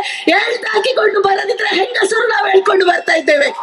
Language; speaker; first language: Kannada; native; Kannada